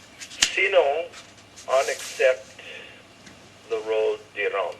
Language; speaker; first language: French; non-native, learner; English